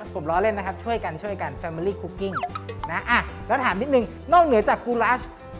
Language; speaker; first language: Thai; native; Thai